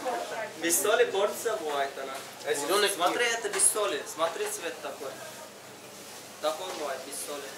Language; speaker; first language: Russian; non-native, learner; Turkish